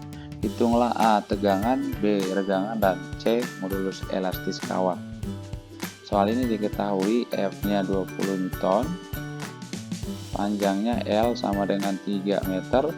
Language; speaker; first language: Indonesian; native; Indonesian